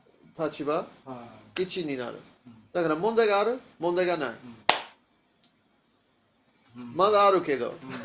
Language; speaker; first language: Japanese; non-native, learner; English